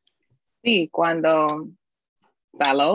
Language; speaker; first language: Spanish; non-native, learner; English